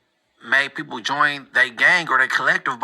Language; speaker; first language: English; native; English